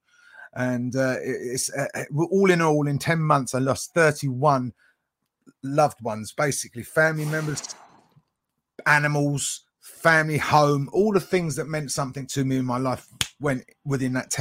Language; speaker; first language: English; native; English